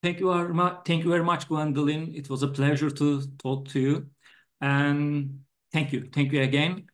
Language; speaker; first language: English; non-native, fluent; Turkish